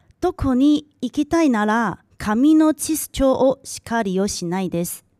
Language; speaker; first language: Japanese; non-native, local second language; Chinese